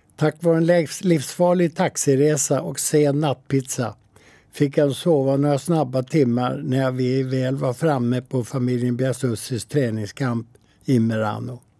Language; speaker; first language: Swedish; native; Swedish